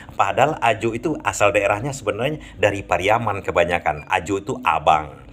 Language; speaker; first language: Indonesian; non-native, local second language; Minangkabau